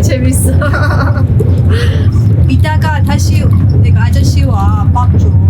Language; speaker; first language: Korean; non-native, learner; Persian